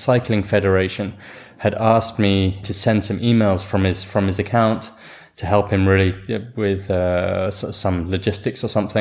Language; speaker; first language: English; native; English